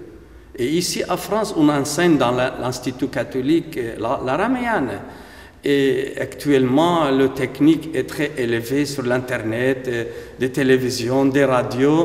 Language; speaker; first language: French; non-native, fluent; Aramaic